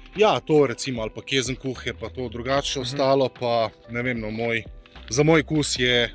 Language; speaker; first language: Slovenian; early bilingual, other home language; Bosnian